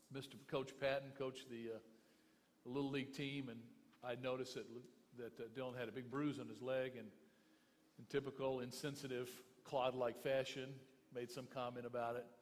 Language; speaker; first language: English; native; English